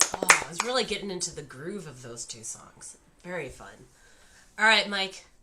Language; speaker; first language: English; native; English